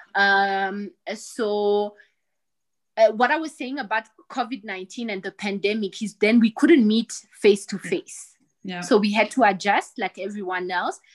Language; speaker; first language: English; non-native, fluent; Rundi